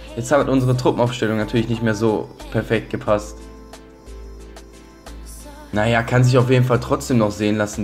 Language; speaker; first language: German; native; German